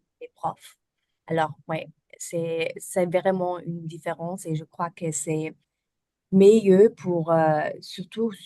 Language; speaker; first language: French; non-native, learner; German